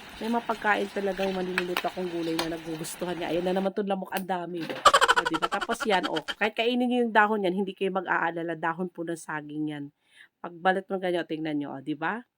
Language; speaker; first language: Filipino; non-native, local second language; Cebuano